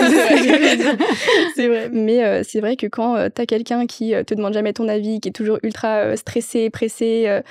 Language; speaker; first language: French; native; French